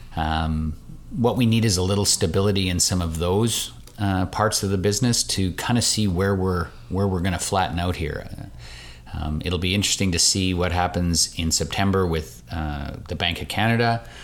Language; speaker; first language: English; native; English